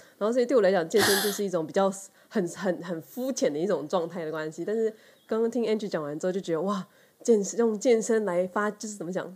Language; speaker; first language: Chinese; native; Chinese